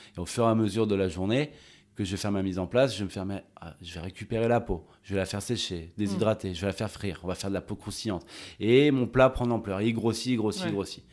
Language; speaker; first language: French; native; French